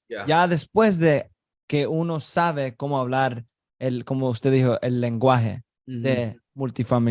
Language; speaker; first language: Spanish; early bilingual, heritage; Spanish